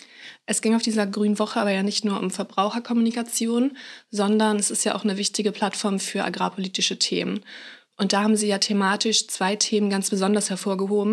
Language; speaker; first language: German; native; German